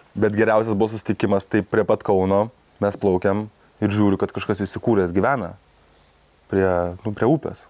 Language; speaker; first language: Lithuanian; native; Lithuanian